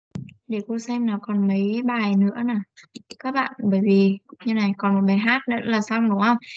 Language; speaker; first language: Vietnamese; native; Vietnamese